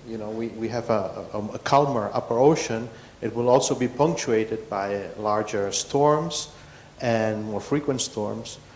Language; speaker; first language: English; non-native, fluent; Catalan